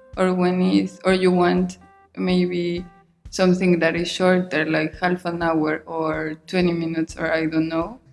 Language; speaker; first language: English; non-native, fluent; Spanish